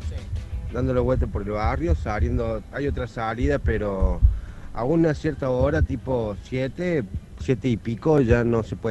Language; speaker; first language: Spanish; native; Spanish